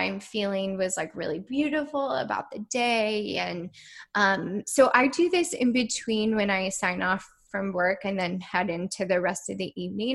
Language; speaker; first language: English; native; English